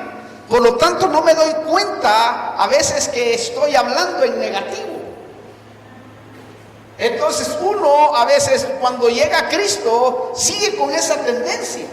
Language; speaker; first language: Spanish; native; Spanish